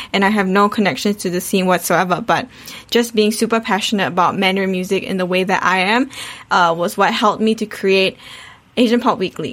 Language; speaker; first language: English; native; English